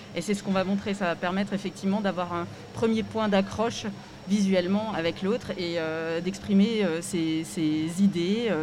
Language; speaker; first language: French; native; French